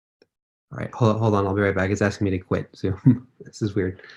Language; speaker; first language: English; native; English